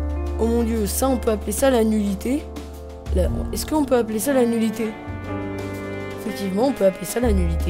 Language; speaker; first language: French; native; French